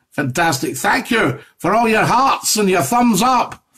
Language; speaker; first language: English; native; English